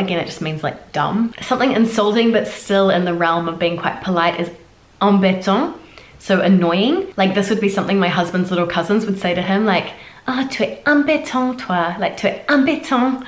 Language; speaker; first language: English; native; English